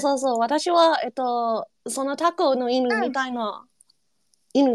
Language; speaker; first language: Japanese; non-native, learner; English